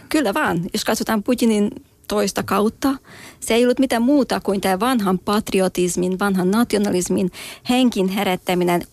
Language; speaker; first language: Finnish; non-native, fluent; Hungarian